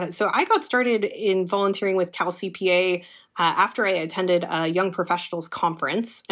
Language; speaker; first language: English; native; English